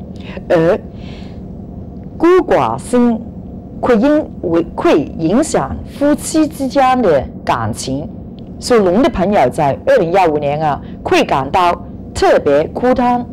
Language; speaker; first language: Chinese; non-native, local second language; Cantonese